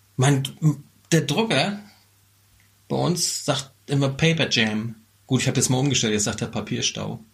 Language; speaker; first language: German; native; German